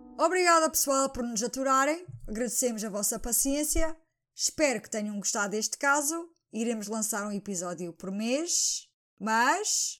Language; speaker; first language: Portuguese; early bilingual, heritage; Portuguese